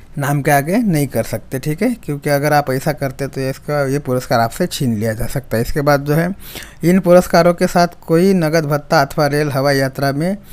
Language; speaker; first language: Hindi; non-native, local second language; Marathi